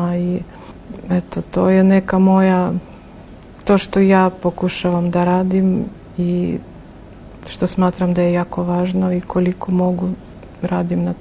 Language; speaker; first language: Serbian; non-native, fluent; Russian